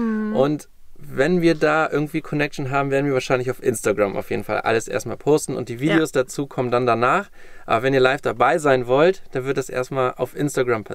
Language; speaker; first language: German; native; German